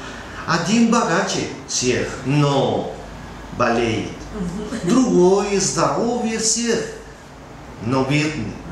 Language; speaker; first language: Russian; non-native, learner; Spanish